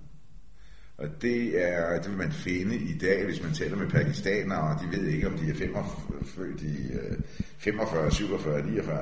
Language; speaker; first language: Danish; early bilingual, other home language; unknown